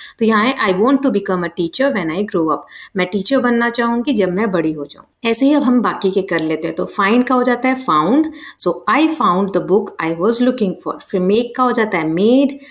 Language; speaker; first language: Hindi; native; Hindi